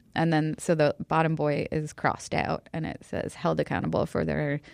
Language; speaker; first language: English; native; English